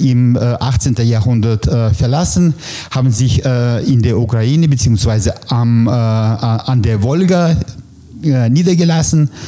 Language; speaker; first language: German; non-native, fluent; Russian